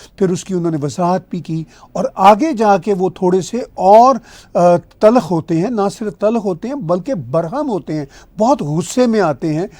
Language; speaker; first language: Urdu; non-native, local second language; Punjabi